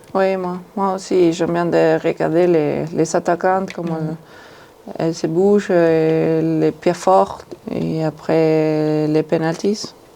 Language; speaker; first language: French; non-native, fluent; Spanish